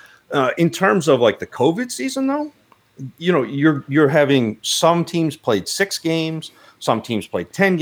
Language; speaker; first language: English; native; English